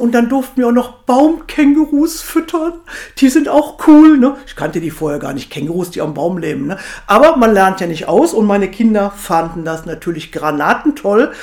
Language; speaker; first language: German; native; German